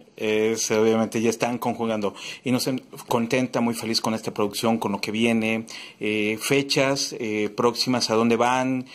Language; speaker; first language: Spanish; native; Spanish